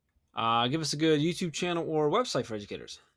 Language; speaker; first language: English; native; English